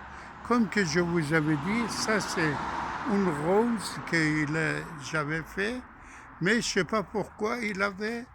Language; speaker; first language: French; non-native, fluent; Persian